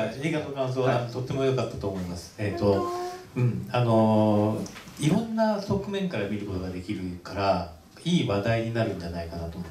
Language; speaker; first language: Japanese; native; Japanese